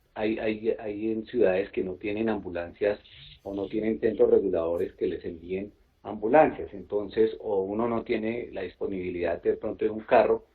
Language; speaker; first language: Spanish; native; Spanish